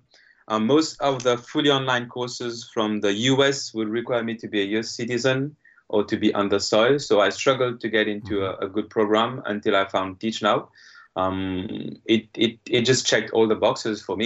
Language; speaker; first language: English; non-native, fluent; Morisyen